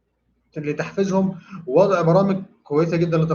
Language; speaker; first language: Arabic; native; Arabic